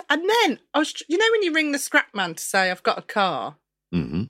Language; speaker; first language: English; native; English